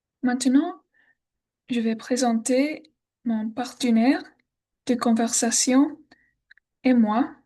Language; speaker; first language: French; non-native, learner; English